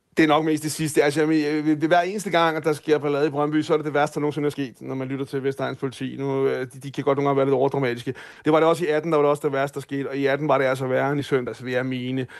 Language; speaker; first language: Danish; native; Danish